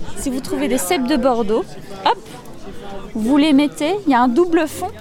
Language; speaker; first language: French; native; French